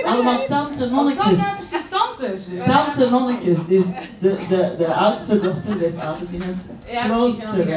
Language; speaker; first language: Dutch; native; Dutch